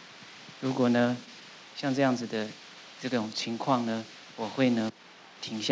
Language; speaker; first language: Chinese; native; Chinese